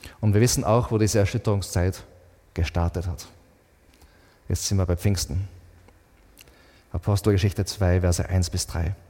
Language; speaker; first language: German; native; German